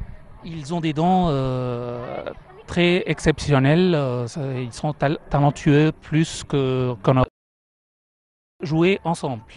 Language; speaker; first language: French; non-native, learner; Arabic